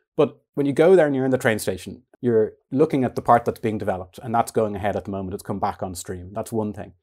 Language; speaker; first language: English; native; English